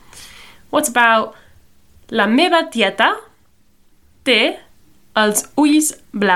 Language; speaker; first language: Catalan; non-native, fluent; English